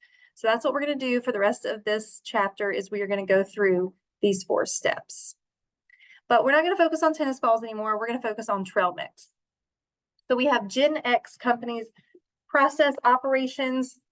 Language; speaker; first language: English; native; English